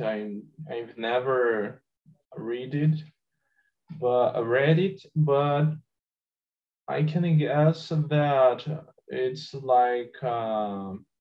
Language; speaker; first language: English; non-native, learner; Portuguese